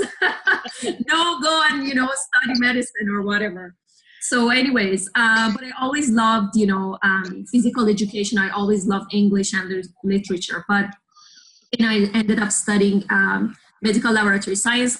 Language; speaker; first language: English; non-native, fluent; Persian